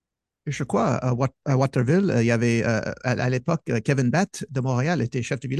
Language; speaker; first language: French; non-native, fluent; English